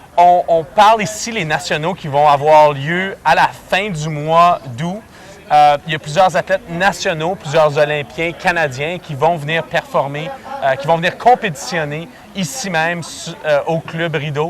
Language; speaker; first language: French; native; French